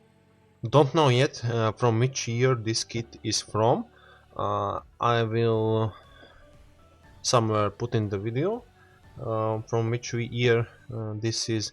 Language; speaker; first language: English; non-native, learner; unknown